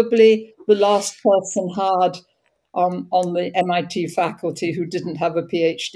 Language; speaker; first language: English; native; English